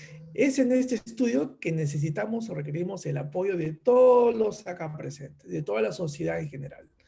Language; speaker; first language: Spanish; native; Spanish